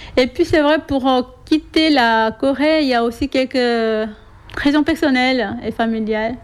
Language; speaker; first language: French; non-native, fluent; Korean